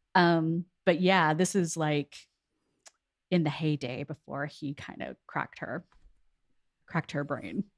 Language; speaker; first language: English; native; English